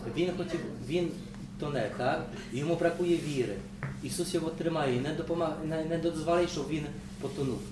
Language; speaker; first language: Ukrainian; non-native, fluent; Polish